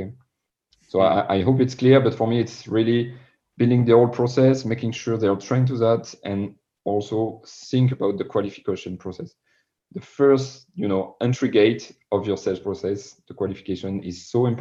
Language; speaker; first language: English; non-native, fluent; French